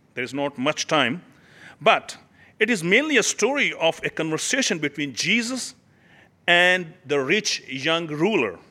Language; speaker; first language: English; non-native, local second language; Urdu